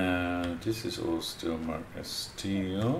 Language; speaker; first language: English; native; English